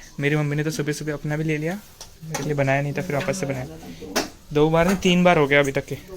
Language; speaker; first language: Hindi; non-native, local second language; Marathi